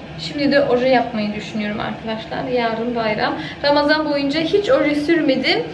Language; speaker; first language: Turkish; early bilingual, heritage; Turkish